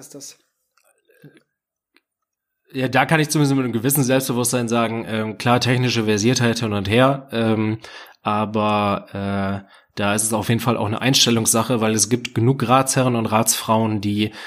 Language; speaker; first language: German; native; German